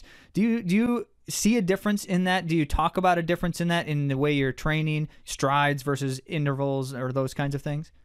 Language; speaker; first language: English; native; English